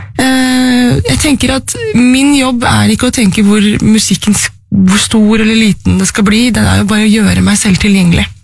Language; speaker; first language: Norwegian; native; Norwegian